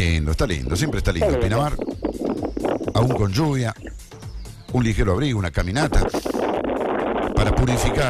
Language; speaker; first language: Spanish; native; Spanish